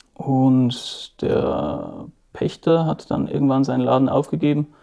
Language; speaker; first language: German; native; German